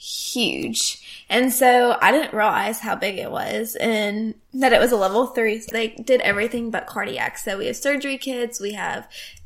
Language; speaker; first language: English; native; English